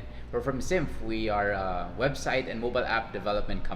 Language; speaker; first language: English; non-native, local second language; Cebuano